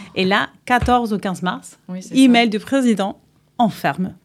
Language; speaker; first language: French; non-native, fluent; Spanish